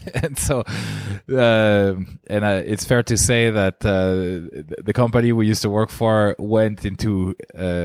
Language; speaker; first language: English; non-native, fluent; French